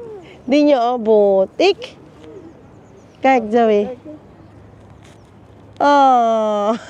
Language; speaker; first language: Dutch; non-native, learner; Filipino